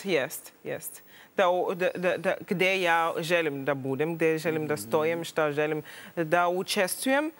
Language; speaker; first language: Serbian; non-native, learner; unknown